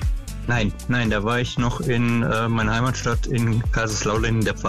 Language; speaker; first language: German; native; German